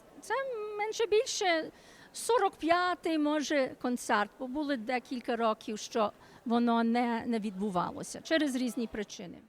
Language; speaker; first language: Ukrainian; native; Ukrainian